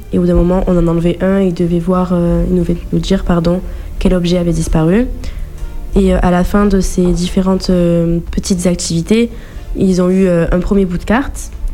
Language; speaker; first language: French; native; French